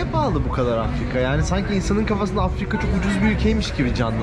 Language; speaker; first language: Turkish; native; Turkish